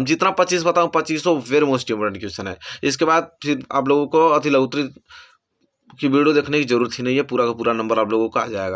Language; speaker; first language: Hindi; native; Hindi